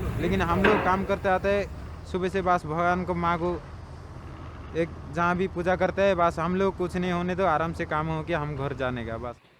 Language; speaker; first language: Hindi; non-native, local second language; Odia